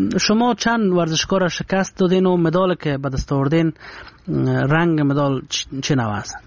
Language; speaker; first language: Persian; native; Persian